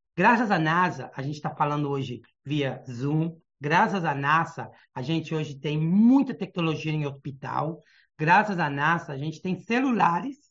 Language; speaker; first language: Portuguese; early bilingual, heritage; Portuguese